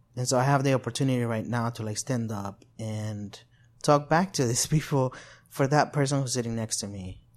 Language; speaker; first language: English; non-native, fluent; Spanish